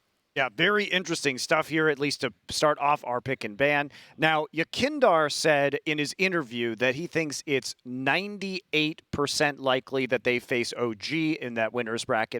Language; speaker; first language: English; native; English